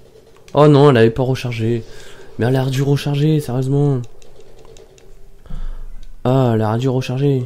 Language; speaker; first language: French; native; French